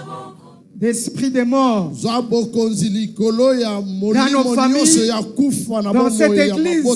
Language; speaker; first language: French; non-native, local second language; Lingala